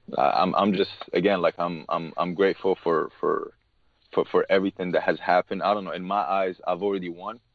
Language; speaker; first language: English; early bilingual, other home language; Arabic